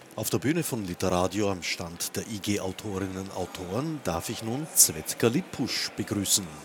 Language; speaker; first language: German; native; German